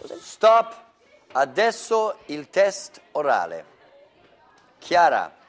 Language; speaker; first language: Italian; non-native, fluent; English